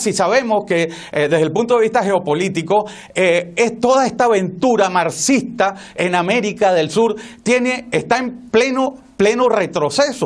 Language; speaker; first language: Spanish; native; Spanish